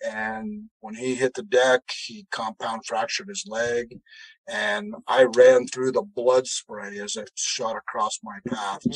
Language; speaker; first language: English; native; English